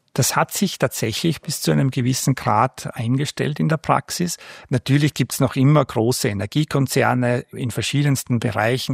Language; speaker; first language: German; native; German